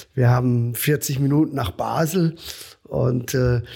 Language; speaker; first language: German; native; German